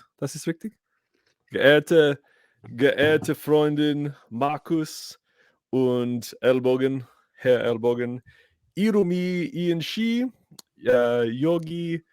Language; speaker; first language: German; non-native, learner; English